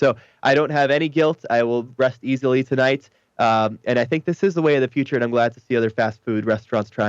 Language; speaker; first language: English; native; English